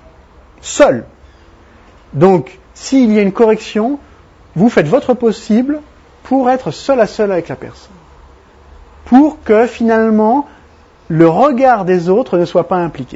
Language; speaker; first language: French; native; French